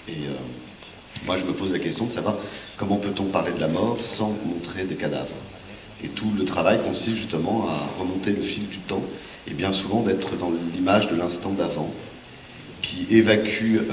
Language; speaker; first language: French; native; French